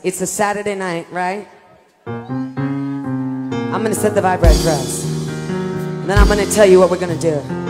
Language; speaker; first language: English; native; English